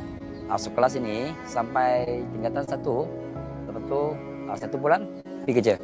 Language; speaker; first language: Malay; non-native, local second language; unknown